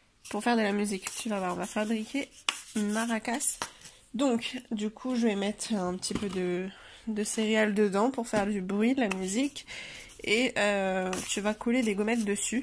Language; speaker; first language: French; native; French